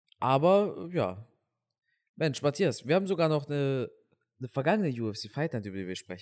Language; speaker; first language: German; native; German